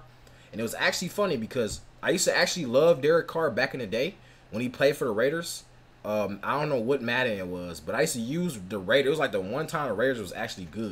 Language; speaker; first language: English; native; English